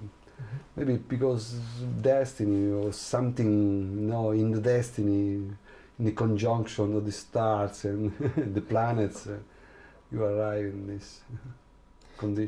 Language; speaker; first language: English; non-native, learner; Italian